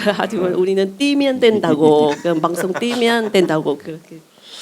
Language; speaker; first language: Korean; non-native, learner; Vietnamese